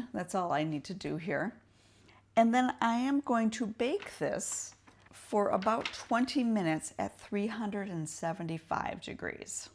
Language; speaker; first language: English; native; English